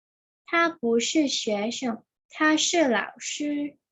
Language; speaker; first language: Chinese; non-native, learner; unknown